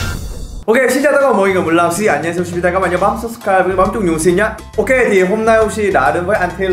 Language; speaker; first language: Vietnamese; non-native, fluent; Korean